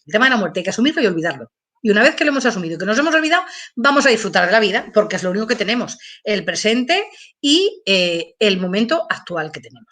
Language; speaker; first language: Spanish; native; Spanish